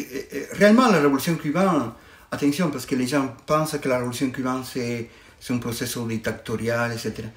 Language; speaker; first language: French; non-native, fluent; Spanish